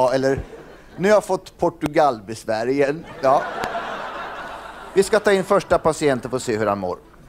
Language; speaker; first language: Swedish; native; Swedish